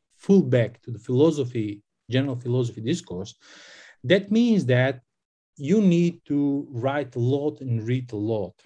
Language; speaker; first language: English; non-native, fluent; Macedonian